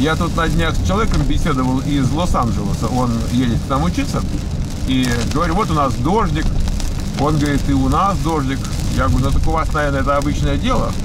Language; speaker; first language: Russian; native; Russian